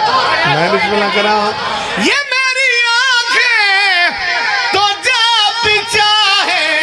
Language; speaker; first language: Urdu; non-native, local second language; Punjabi